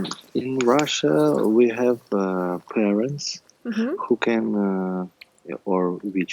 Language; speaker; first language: English; non-native, learner; Russian